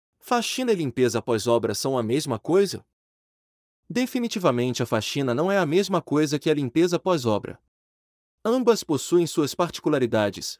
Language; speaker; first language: Portuguese; native; Portuguese